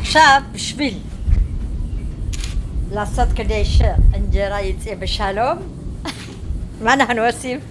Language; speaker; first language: Hebrew; non-native, fluent; Amharic